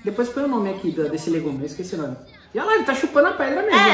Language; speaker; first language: Portuguese; native; Portuguese